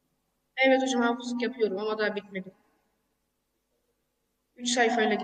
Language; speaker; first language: Turkish; early bilingual, heritage; Turkish